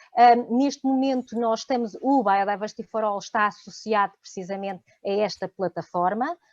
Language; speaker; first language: Portuguese; native; Portuguese